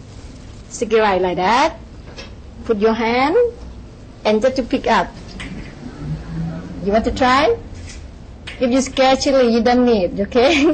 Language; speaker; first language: English; non-native, learner; Thai